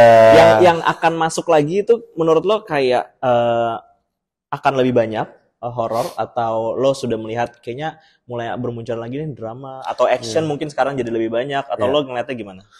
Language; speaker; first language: Indonesian; native; Indonesian